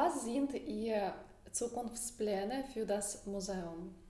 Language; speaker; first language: German; non-native, fluent; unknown